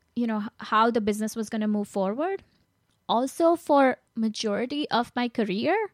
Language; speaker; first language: English; non-native, local second language; Gujarati